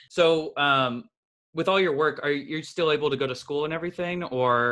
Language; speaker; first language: English; native; English